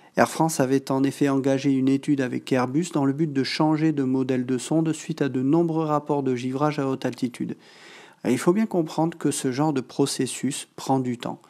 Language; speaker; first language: French; native; French